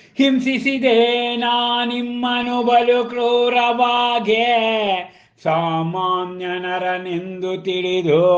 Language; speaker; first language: Kannada; native; Kannada